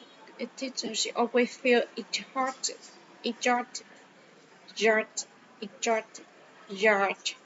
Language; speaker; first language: English; non-native, learner; Vietnamese